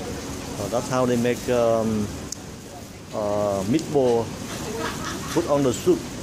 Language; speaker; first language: English; non-native, fluent; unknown